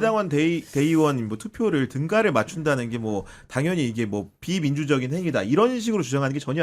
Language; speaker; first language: Korean; native; Korean